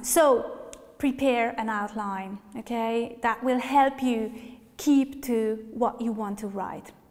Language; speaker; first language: English; non-native, fluent; Hungarian